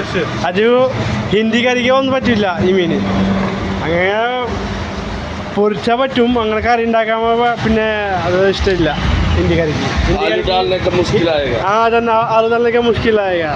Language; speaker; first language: Malayalam; non-native, local second language; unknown